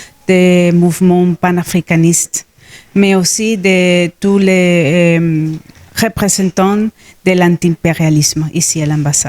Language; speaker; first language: French; non-native, fluent; Spanish